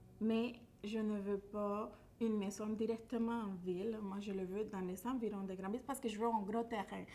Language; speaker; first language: French; non-native, fluent; Spanish